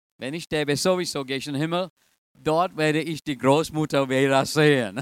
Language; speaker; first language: German; non-native, fluent; English